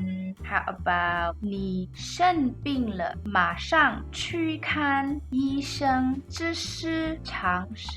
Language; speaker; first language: Chinese; non-native, learner; English